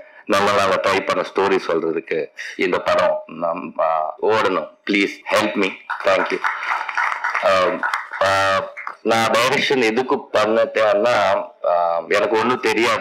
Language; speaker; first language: Tamil; non-native, learner; Telugu